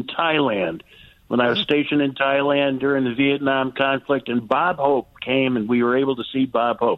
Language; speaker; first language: English; native; English